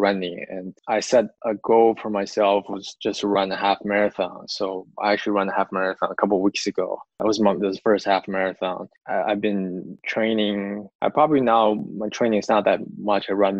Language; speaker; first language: English; non-native, fluent; Chinese